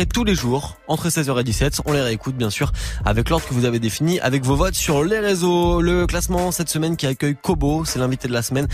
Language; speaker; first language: French; native; French